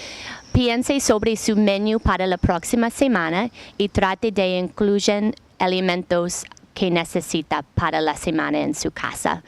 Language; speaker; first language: Spanish; non-native, learner; English